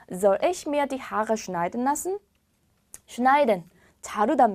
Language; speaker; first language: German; non-native, fluent; Korean